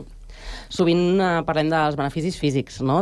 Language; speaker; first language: Catalan; native; Catalan